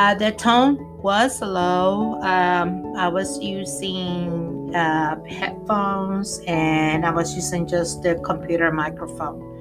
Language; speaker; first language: English; non-native, local second language; Spanish